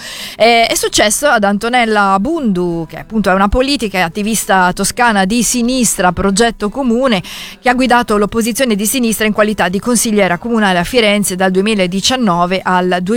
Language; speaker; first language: Italian; native; Italian